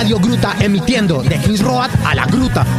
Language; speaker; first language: Spanish; native; Spanish